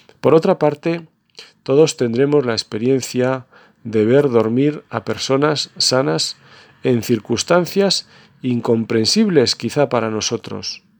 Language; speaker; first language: Spanish; native; Spanish